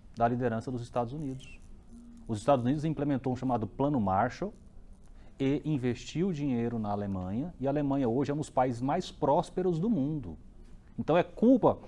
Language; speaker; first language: Portuguese; native; Portuguese